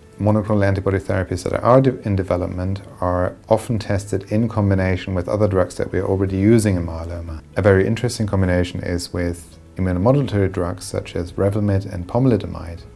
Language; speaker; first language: English; non-native, fluent; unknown